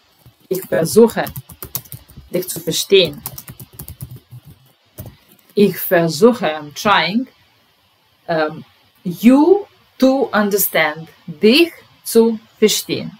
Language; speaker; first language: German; non-native, fluent; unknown